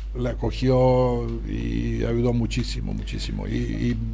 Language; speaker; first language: Spanish; non-native, fluent; Serbian